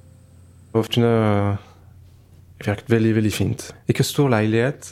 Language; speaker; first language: Norwegian; non-native, fluent; French